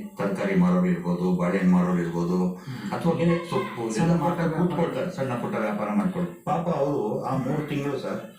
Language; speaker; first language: Kannada; native; Kannada